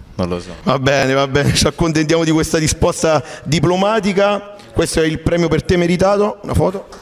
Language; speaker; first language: Italian; native; Italian